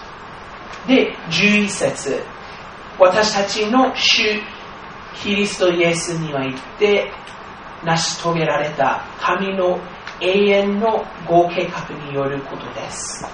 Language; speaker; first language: Japanese; non-native, fluent; English